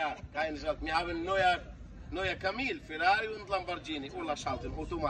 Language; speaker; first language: German; non-native, learner; Arabic